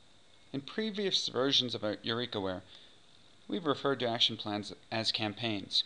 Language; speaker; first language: English; native; English